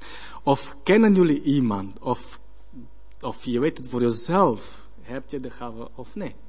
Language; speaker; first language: Dutch; non-native, learner; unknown